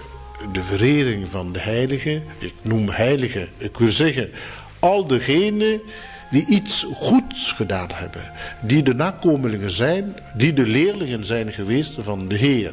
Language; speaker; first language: Dutch; non-native, fluent; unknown